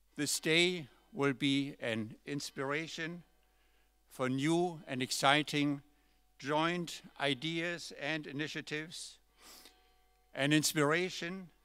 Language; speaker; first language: English; non-native, fluent; German